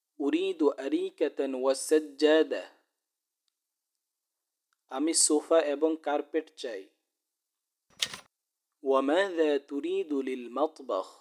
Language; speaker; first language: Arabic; non-native, fluent; Bangla